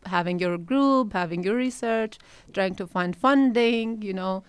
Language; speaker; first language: English; non-native, fluent; Arabic